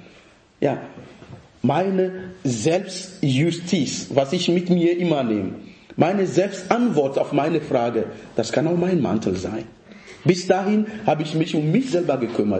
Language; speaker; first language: German; non-native, fluent; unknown